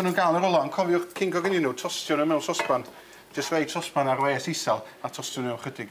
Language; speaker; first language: Welsh; native; Welsh